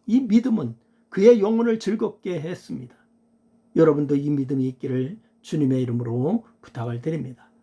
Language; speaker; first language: Korean; native; Korean